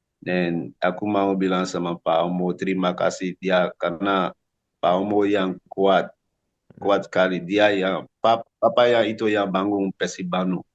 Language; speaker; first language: Indonesian; non-native, learner; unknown